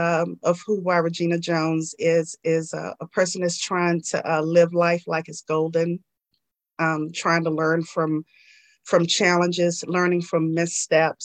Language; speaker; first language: English; native; English